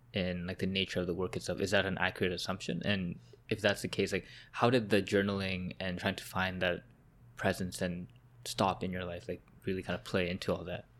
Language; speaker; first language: English; native; English